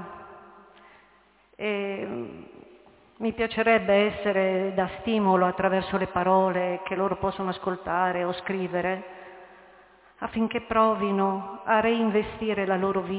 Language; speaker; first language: Italian; native; Italian